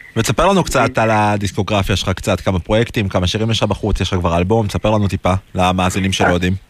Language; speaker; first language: Hebrew; native; Hebrew